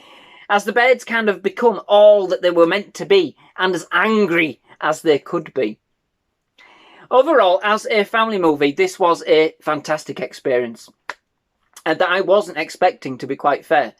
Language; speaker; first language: English; native; English